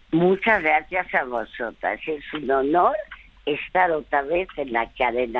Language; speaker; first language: Spanish; early bilingual, other home language; French